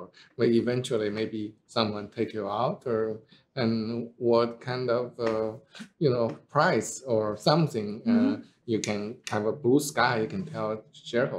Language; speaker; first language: English; non-native, fluent; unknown